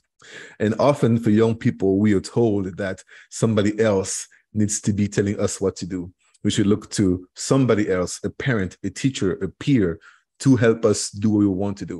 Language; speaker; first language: English; non-native, local second language; French